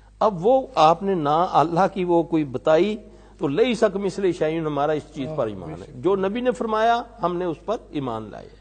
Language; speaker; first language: Urdu; non-native, local second language; Punjabi